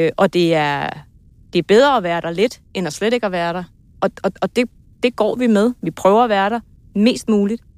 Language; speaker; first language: Danish; native; Danish